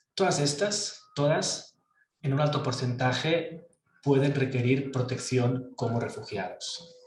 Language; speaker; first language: Spanish; native; Spanish